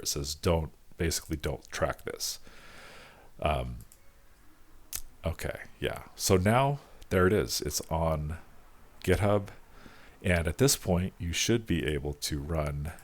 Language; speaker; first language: English; native; English